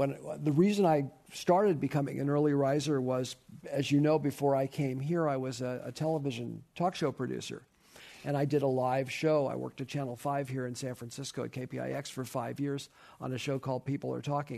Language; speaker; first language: English; native; English